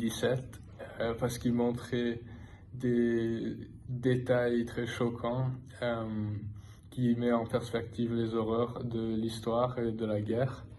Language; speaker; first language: French; non-native, fluent; English